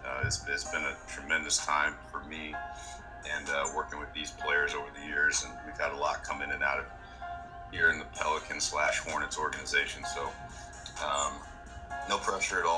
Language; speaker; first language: English; native; English